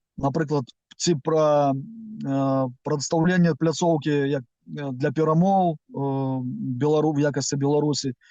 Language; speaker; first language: Belarusian; non-native, local second language; Russian